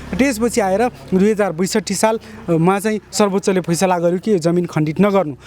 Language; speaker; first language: Nepali; non-native, local second language; Dangaura Tharu